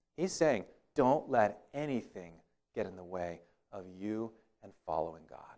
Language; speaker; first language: English; native; English